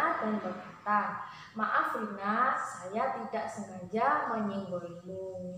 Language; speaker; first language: Indonesian; native; Indonesian